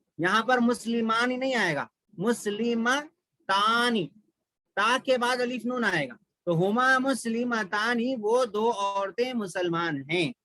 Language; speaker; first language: Urdu; native; Urdu